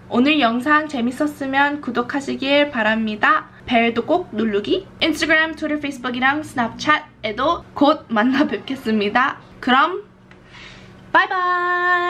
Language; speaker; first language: Korean; early bilingual, heritage; Korean